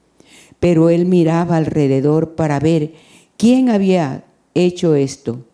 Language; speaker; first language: Spanish; native; Spanish